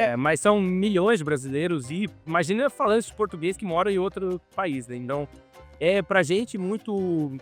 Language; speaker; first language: Portuguese; native; Portuguese